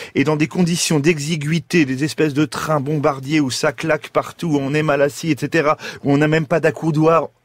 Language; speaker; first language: French; native; French